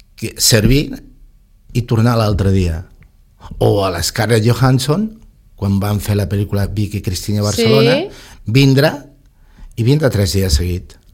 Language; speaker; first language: Catalan; non-native, local second language; Spanish